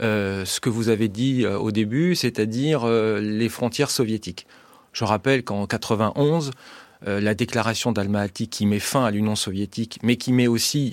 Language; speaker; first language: French; native; French